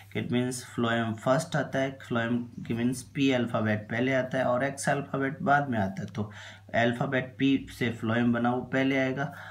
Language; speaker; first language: Hindi; native; Hindi